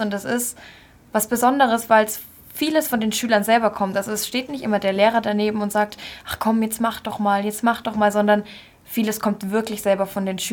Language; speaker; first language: German; native; German